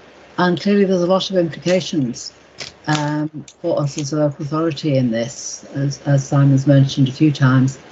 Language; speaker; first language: English; native; English